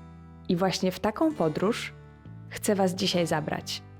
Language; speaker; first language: Polish; native; Polish